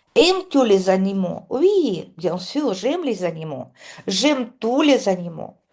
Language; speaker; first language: French; non-native, learner; Russian